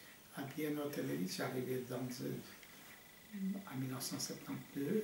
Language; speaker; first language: French; non-native, fluent; Portuguese